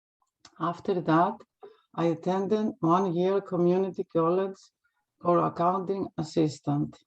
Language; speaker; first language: English; non-native, learner; Greek